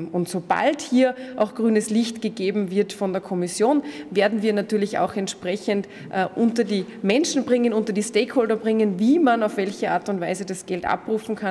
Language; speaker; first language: German; native; German